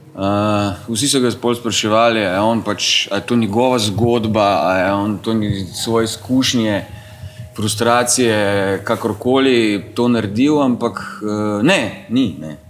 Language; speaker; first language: Slovenian; native; Slovenian